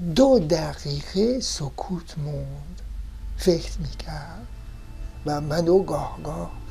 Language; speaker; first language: Persian; non-native, fluent; French